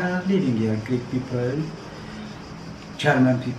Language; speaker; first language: English; non-native, learner; Persian